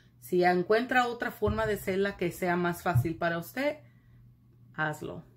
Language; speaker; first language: Spanish; early bilingual, heritage; Spanish